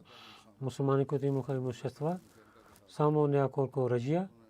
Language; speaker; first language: Bulgarian; non-native, learner; Urdu